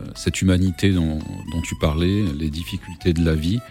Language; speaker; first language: French; native; French